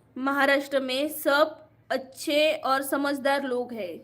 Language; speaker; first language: Hindi; non-native, local second language; Marathi